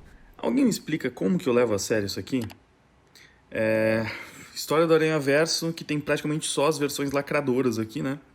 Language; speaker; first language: Portuguese; native; Portuguese